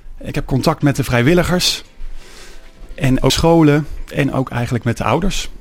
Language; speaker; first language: Dutch; native; Dutch